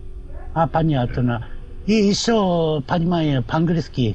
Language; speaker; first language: Russian; non-native, learner; Japanese